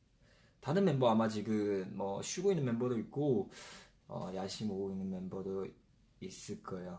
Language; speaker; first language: Korean; non-native, fluent; Chinese